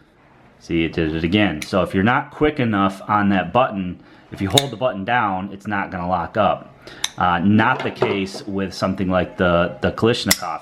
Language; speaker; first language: English; native; English